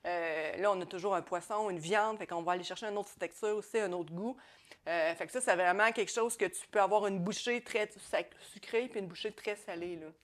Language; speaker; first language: French; native; French